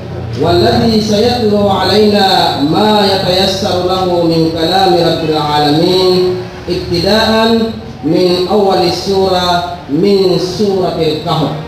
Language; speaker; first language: Arabic; non-native, learner; Maranao